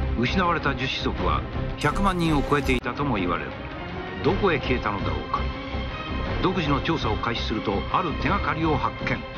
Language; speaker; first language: Japanese; native; Japanese